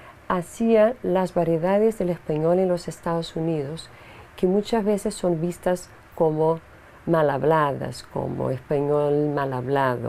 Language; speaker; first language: Spanish; non-native, fluent; Portuguese